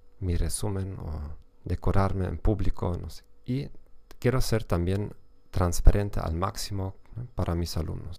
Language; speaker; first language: Spanish; non-native, fluent; German